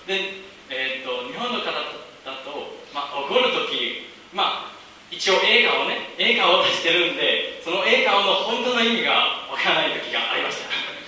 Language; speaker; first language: Japanese; non-native, fluent; Chinese